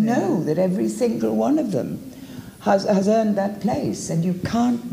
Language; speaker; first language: English; native; English